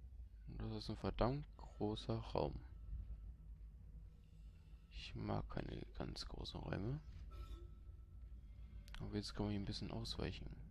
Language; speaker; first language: German; native; German